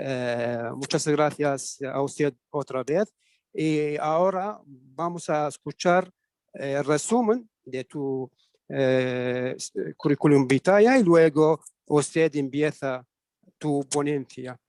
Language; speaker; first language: Spanish; non-native, learner; Arabic